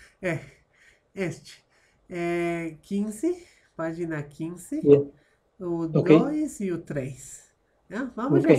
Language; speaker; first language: Portuguese; non-native, fluent; Spanish